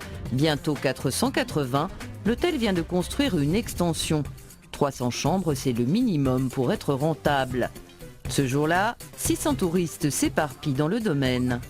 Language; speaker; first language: French; native; French